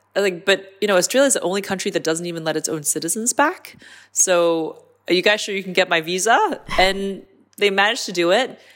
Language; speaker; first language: English; non-native, local second language; Cantonese